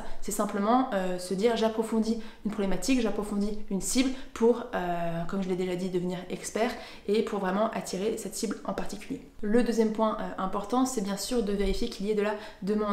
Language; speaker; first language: French; native; French